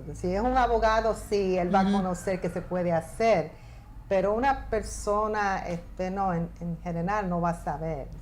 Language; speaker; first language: Spanish; early bilingual, heritage; Spanish